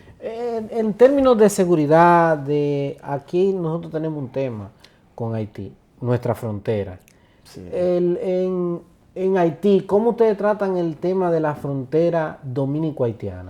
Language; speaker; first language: Spanish; native; Spanish